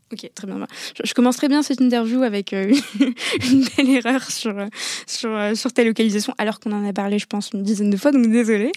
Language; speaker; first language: French; non-native, local second language; Arabic